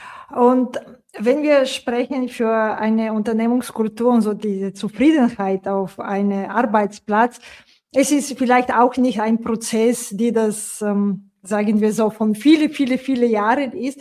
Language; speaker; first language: German; non-native, fluent; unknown